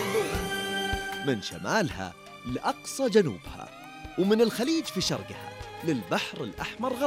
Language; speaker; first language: Arabic; native; Arabic